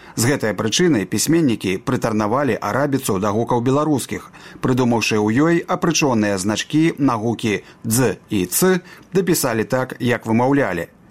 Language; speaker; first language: Belarusian; native; Belarusian